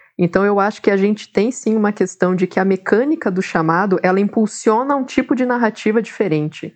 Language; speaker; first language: Portuguese; native; Portuguese